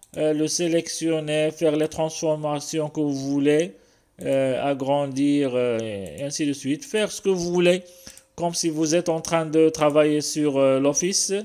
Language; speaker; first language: French; non-native, local second language; Arabic